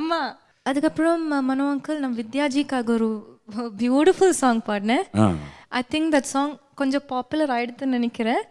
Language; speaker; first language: Tamil; non-native, local second language; Malayalam